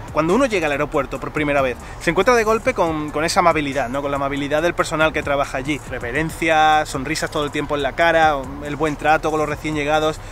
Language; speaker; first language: Spanish; native; Spanish